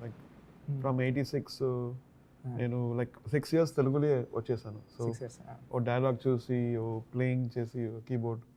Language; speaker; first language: Telugu; non-native, local second language; Tamil